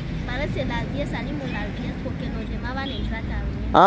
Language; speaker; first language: Spanish; native; Spanish